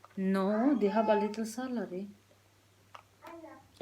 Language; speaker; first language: English; non-native, learner; Filipino